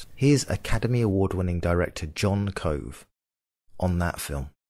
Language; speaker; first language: English; native; English